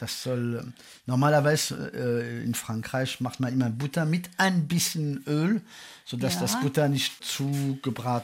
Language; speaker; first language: German; non-native, fluent; French